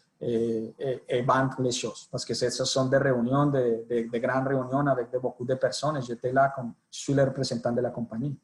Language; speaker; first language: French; non-native, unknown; Spanish